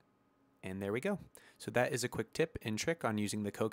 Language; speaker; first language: English; native; English